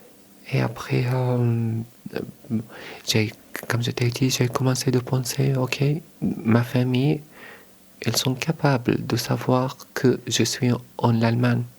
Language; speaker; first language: French; early bilingual, other home language; Arabic